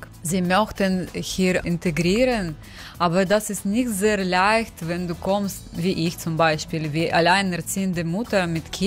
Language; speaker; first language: German; non-native, learner; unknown